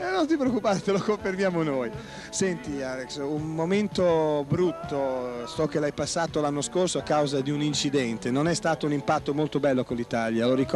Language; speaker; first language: Italian; native; Italian